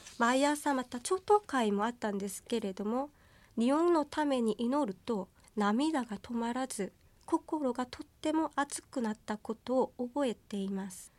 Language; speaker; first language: Japanese; non-native, fluent; Korean